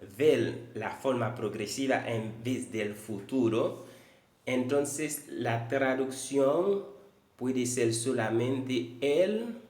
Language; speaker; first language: Spanish; non-native, fluent; Haitian Creole